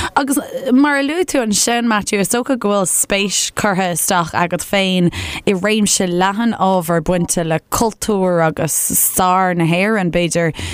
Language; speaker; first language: Irish; non-native, local second language; English